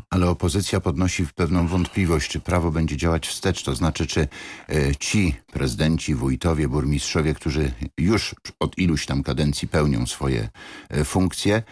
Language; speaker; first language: Polish; native; Polish